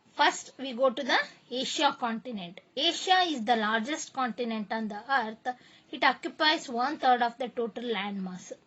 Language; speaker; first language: English; non-native, local second language; Kannada